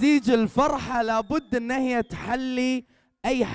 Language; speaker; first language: Arabic; native; Arabic